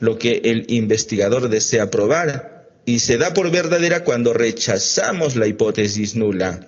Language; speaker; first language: Spanish; native; Spanish